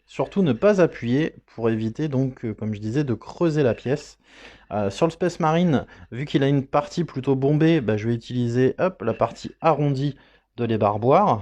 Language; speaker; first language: French; native; French